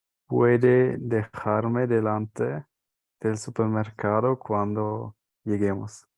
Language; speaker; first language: Spanish; non-native, learner; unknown